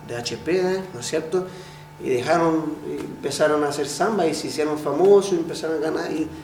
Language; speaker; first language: Spanish; non-native, fluent; Portuguese